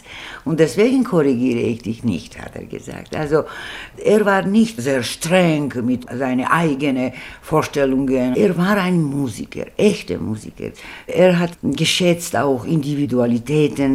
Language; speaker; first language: German; non-native, fluent; Russian